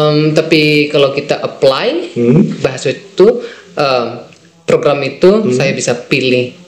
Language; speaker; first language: Indonesian; non-native, fluent; Dutch